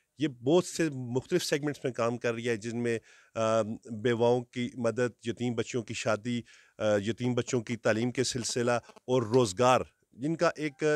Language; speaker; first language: Urdu; non-native, local second language; Northern Hindko